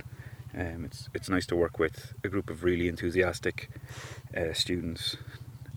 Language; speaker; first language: English; native; English